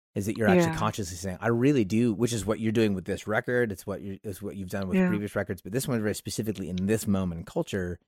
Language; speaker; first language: English; native; English